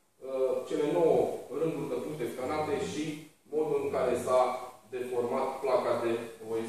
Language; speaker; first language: Romanian; native; Romanian